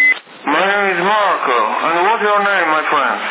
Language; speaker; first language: English; non-native, learner; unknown